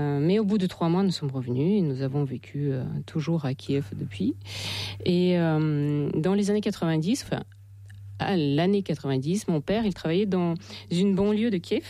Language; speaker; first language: French; non-native, fluent; Russian